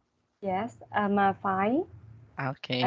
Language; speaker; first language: English; non-native, learner; Vietnamese